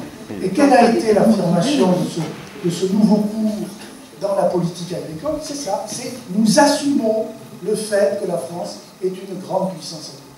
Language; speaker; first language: French; native; French